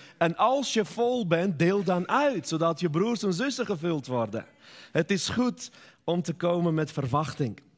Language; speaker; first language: Dutch; non-native, fluent; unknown